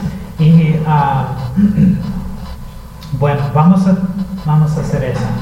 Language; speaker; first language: Spanish; non-native, learner; English